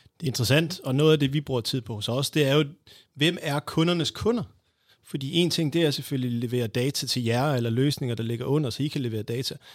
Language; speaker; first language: Danish; native; Danish